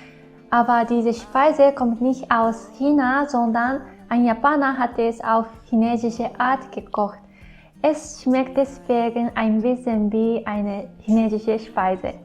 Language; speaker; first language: German; non-native, fluent; Japanese